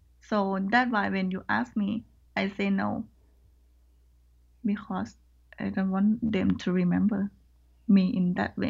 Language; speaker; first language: English; non-native, learner; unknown